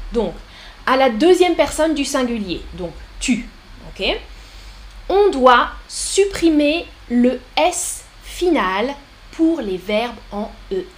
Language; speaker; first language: French; native; French